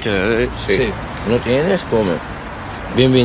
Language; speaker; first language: Spanish; non-native, learner; Arabic